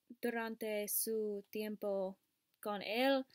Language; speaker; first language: Spanish; non-native, learner; English